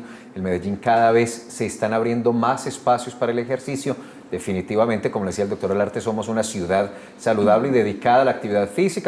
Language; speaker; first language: Spanish; native; Spanish